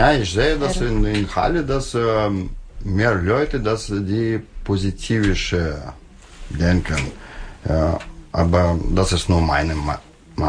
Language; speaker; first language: German; non-native, learner; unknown